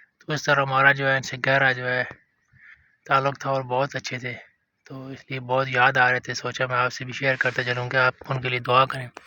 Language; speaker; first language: Urdu; non-native, local second language; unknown